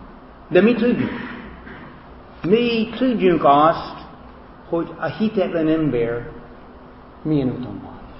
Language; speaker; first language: Hungarian; non-native, fluent; English